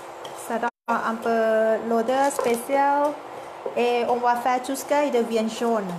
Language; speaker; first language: French; non-native, learner; Thai